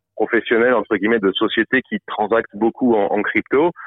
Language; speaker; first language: French; native; French